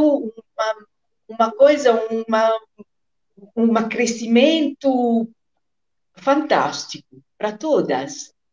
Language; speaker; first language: Portuguese; non-native, fluent; Italian